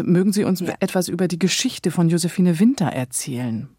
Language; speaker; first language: German; native; German